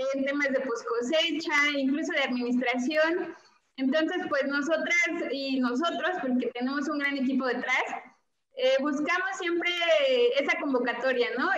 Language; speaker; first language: Spanish; native; Spanish